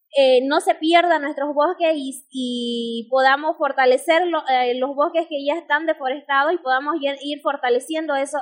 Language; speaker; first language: Spanish; native; Spanish